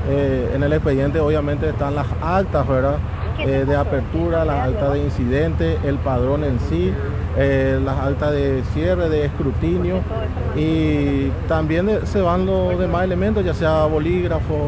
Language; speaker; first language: Spanish; native; Spanish